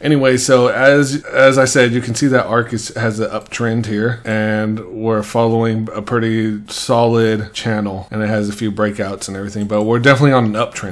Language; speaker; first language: English; native; English